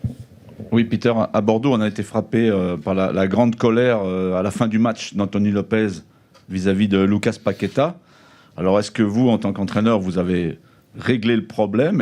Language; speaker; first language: French; native; French